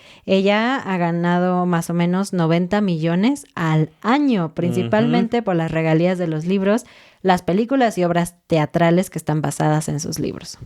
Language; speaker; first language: Spanish; native; Spanish